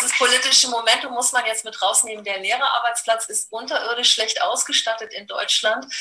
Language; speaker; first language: German; native; German